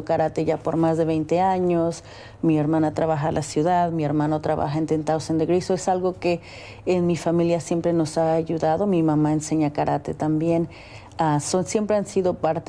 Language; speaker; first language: Spanish; early bilingual, heritage; Spanish